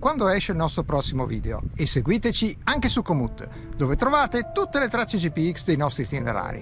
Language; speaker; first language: Italian; native; Italian